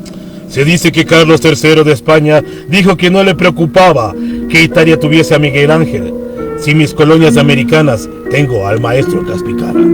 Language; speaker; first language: Spanish; native; Spanish